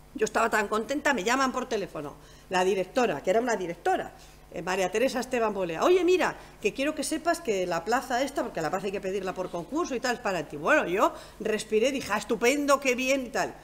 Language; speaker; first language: Spanish; native; Spanish